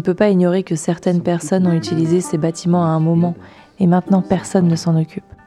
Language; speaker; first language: French; native; French